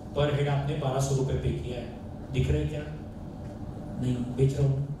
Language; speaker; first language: Hindi; non-native, local second language; Marathi